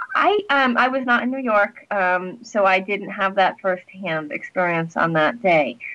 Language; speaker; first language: English; native; English